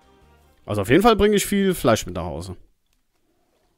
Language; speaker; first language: German; native; German